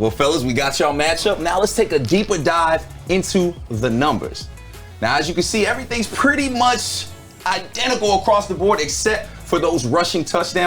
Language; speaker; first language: English; native; English